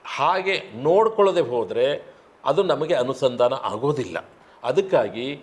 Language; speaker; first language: Kannada; native; Kannada